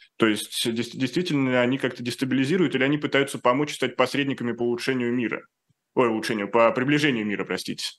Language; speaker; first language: Russian; native; Russian